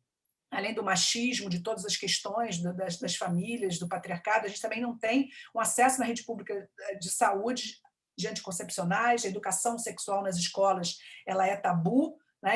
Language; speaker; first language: Portuguese; native; Portuguese